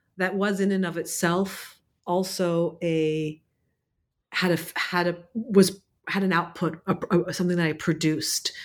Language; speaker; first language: English; early bilingual, other home language; Arabic